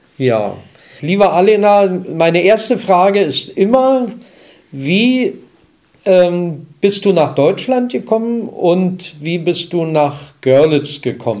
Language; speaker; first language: German; native; German